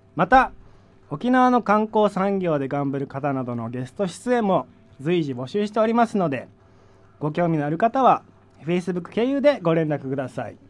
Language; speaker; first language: Japanese; native; Japanese